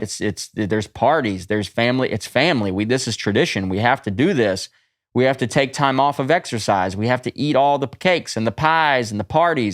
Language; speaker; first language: English; native; English